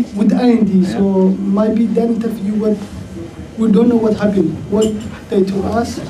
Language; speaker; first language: English; non-native, learner; Somali